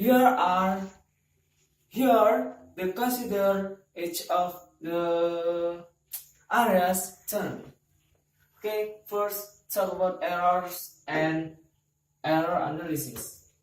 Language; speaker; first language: English; non-native, learner; Indonesian